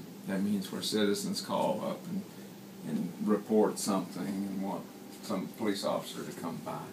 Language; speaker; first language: English; native; English